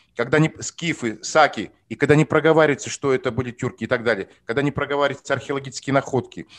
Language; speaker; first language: Russian; non-native, local second language; Kazakh